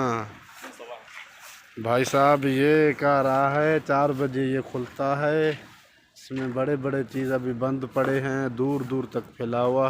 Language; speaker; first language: Hindi; non-native, local second language; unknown